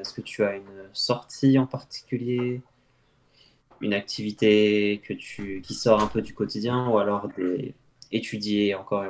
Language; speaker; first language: French; native; French